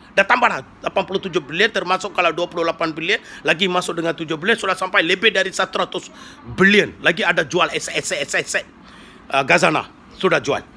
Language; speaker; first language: Malay; non-native, local second language; Tamil